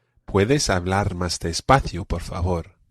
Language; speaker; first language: Spanish; non-native, fluent; English